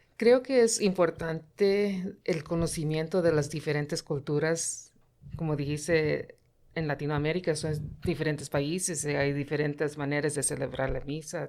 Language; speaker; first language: Spanish; early bilingual, heritage; Spanish